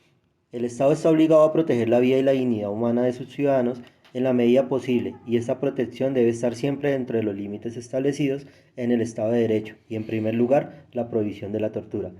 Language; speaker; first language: Spanish; native; Spanish